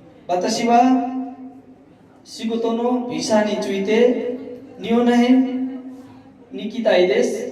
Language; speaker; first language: Japanese; non-native, learner; Nepali